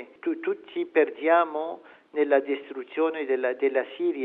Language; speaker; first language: Italian; non-native, fluent; Arabic